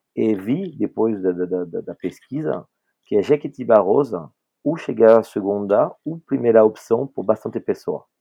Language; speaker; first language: Portuguese; non-native, fluent; French